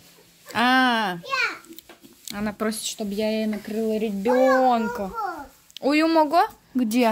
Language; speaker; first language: Russian; native; Russian